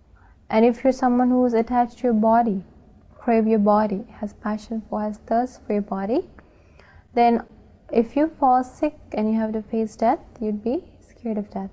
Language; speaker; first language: English; non-native, local second language; Sinhala